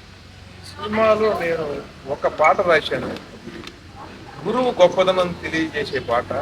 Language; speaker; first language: Telugu; native; Telugu